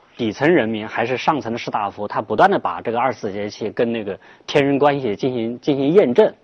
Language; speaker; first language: Chinese; native; Chinese